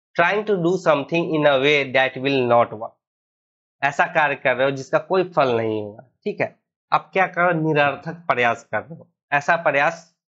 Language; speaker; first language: Hindi; native; Hindi